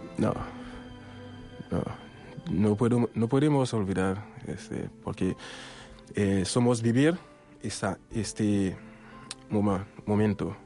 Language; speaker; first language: Spanish; non-native, local second language; Haitian Creole